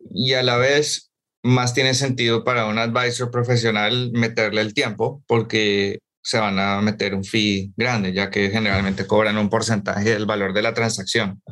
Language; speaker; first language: Spanish; native; Spanish